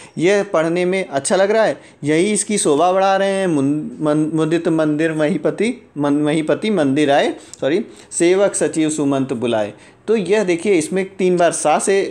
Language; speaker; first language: Hindi; native; Hindi